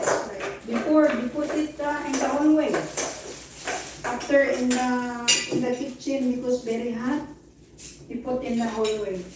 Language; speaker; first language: English; non-native, learner; Filipino